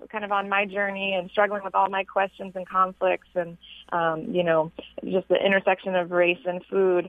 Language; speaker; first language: English; native; English